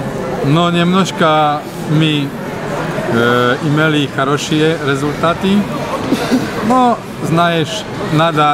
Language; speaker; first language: Russian; non-native, learner; Slovak